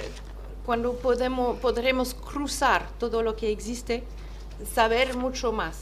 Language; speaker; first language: Spanish; non-native, fluent; French